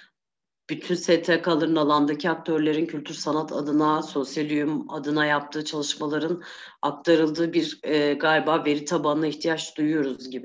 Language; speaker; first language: Turkish; native; Turkish